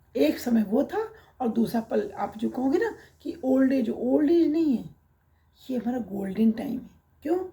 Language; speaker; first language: Hindi; native; Hindi